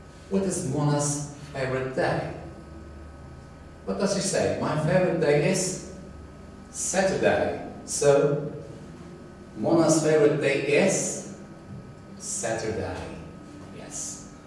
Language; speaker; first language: English; non-native, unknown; Turkish